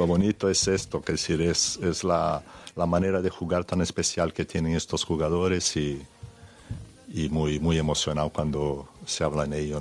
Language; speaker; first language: Spanish; early bilingual, heritage; Spanish